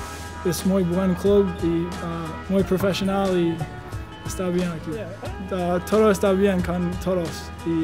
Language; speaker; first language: Spanish; non-native, learner; English